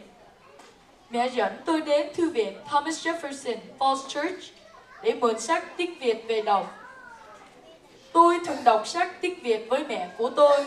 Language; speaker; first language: Vietnamese; early bilingual, heritage; Vietnamese